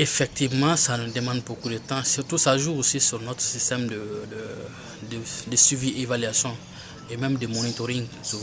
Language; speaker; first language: French; non-native, local second language; Bambara